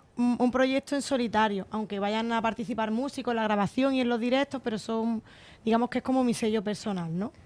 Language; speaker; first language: Spanish; native; Spanish